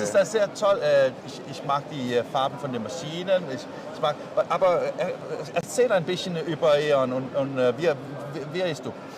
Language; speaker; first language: German; non-native, learner; Danish